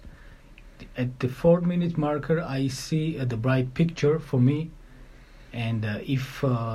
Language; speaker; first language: English; non-native, learner; Georgian